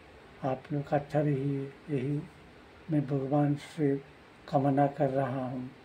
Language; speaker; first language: Hindi; non-native, local second language; Bangla